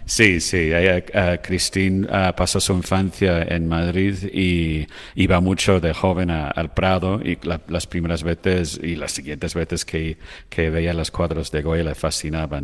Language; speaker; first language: Spanish; non-native, fluent; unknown